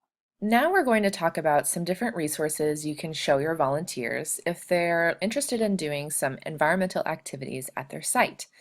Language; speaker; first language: English; native; English